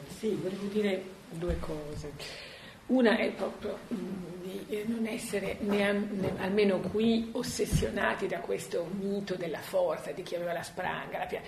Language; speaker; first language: Italian; native; Italian